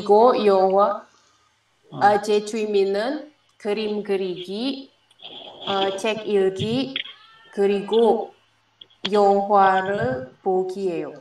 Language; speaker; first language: Korean; non-native, learner; Indonesian